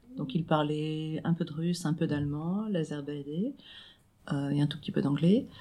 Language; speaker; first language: French; native; French